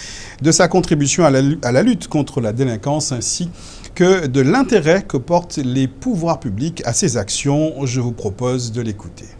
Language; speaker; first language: French; native; French